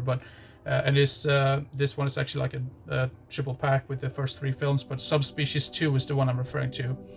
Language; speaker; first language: English; non-native, fluent; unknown